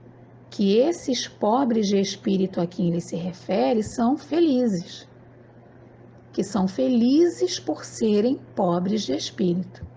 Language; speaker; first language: Portuguese; native; Portuguese